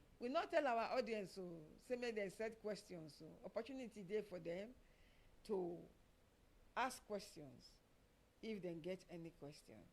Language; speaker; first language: Nigerian Pidgin; non-native, local second language; Yoruba